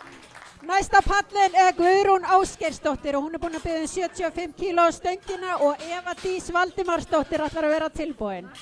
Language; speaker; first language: Icelandic; native; Icelandic